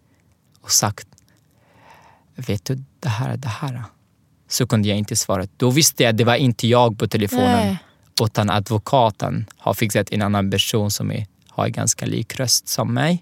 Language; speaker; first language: Swedish; non-native, fluent; Arabic